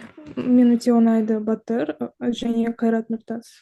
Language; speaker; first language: Kazakh; non-native, local second language; Russian